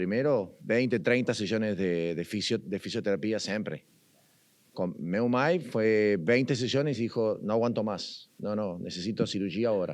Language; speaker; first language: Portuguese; non-native, learner; Spanish